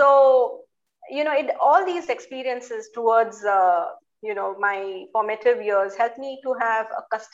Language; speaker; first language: English; non-native, local second language; Hindi